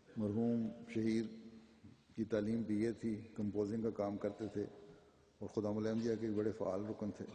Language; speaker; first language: Urdu; native; Urdu